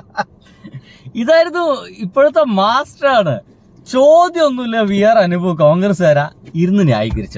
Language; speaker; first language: Malayalam; native; Malayalam